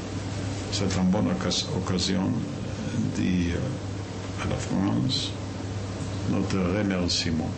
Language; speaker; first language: French; non-native, fluent; Yiddish